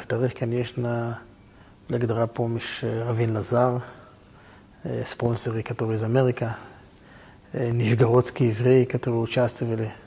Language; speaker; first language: Russian; non-native, fluent; Hebrew